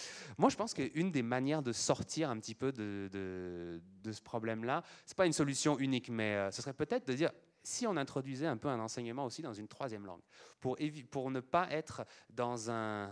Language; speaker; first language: French; native; French